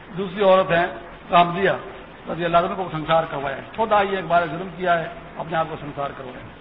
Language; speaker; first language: Urdu; non-native, local second language; Pashto